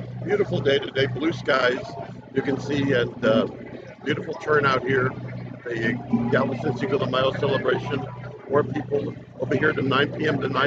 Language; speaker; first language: English; early bilingual, other home language; Spanish